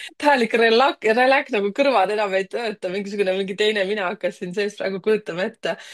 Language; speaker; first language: Estonian; native; Estonian